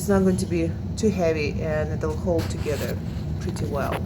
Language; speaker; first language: English; non-native, fluent; Russian